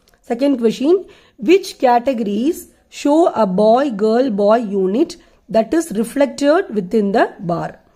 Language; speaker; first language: English; non-native, local second language; Tamil